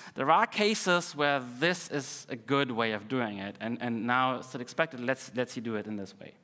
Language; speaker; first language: English; non-native, fluent; Russian